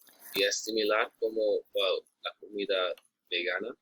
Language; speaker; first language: Spanish; non-native, learner; English